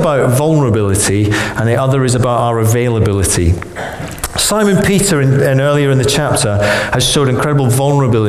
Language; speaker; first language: English; native; English